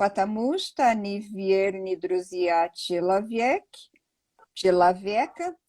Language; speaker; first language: Russian; non-native, learner; Portuguese